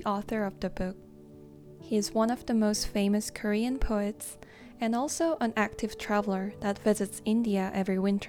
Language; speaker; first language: English; non-native, fluent; Korean